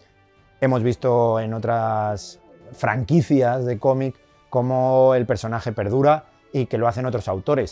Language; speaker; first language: Spanish; native; Spanish